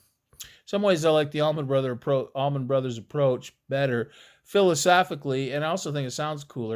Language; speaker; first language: English; native; English